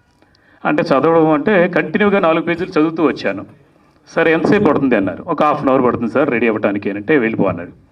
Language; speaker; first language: Telugu; native; Telugu